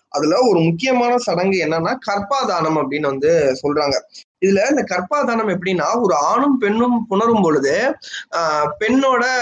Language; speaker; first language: Tamil; non-native, local second language; Telugu